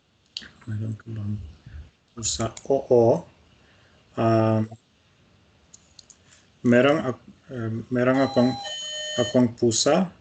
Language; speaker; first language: Filipino; non-native, learner; Russian